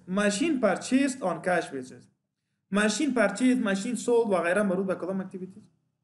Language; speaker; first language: English; non-native, fluent; Persian